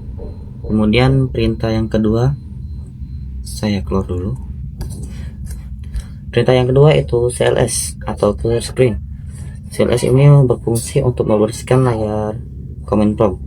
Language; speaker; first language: Indonesian; native; Indonesian